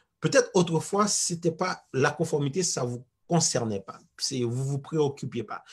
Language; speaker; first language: French; native; French